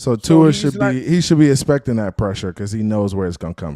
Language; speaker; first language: English; native; English